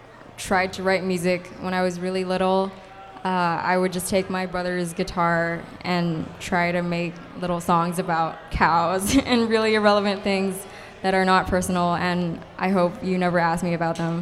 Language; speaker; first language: English; non-native, local second language; Cantonese